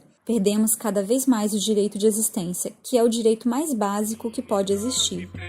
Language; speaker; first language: Portuguese; native; Portuguese